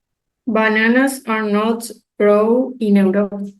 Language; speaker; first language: English; non-native, learner; Spanish